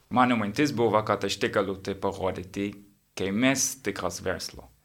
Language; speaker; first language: Lithuanian; non-native, learner; English